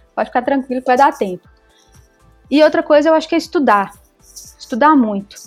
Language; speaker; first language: Portuguese; native; Portuguese